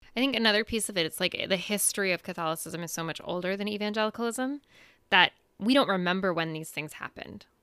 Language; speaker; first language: English; early bilingual, other home language; Spanish